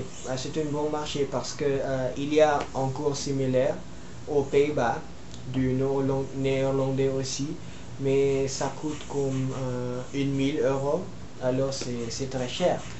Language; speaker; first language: French; non-native, learner; Filipino